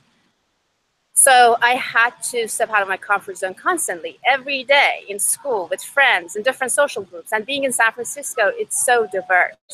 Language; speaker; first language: English; non-native, fluent; Persian